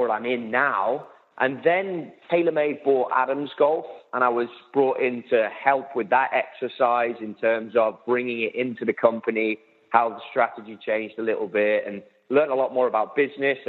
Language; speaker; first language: English; native; English